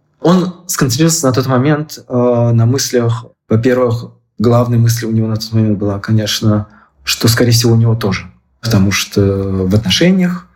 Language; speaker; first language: Russian; native; Russian